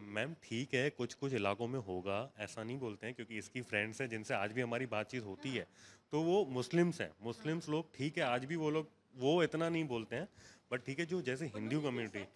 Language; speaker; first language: Hindi; non-native, local second language; Gujarati